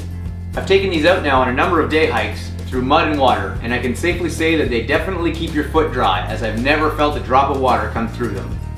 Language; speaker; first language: English; native; English